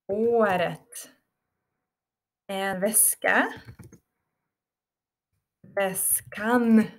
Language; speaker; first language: Swedish; non-native, fluent; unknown